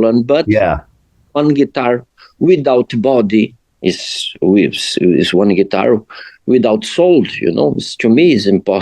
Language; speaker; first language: English; non-native, learner; Portuguese